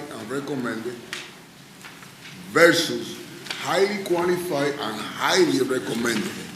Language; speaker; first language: English; non-native, fluent; Spanish